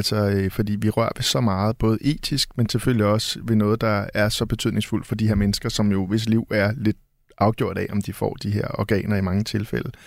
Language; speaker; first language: Danish; native; Danish